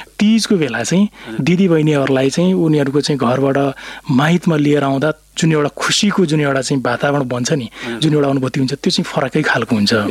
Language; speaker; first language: Nepali; non-native, local second language; Rana Tharu